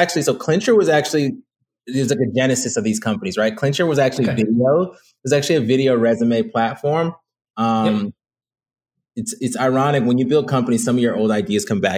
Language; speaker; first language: English; native; English